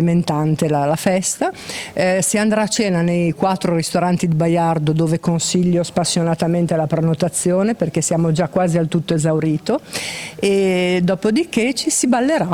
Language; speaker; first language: Italian; native; Italian